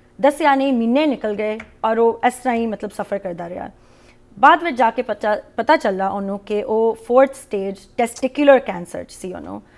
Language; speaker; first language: Punjabi; early bilingual, heritage; Punjabi